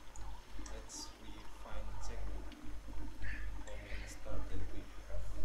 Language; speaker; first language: English; non-native, learner; Indonesian